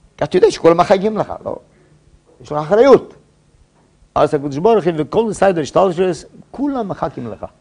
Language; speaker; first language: Hebrew; non-native, fluent; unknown